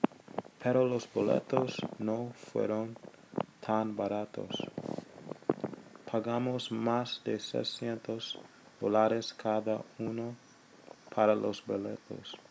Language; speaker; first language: Spanish; non-native, learner; English